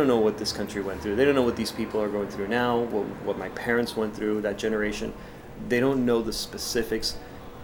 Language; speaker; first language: English; early bilingual, other home language; Spanish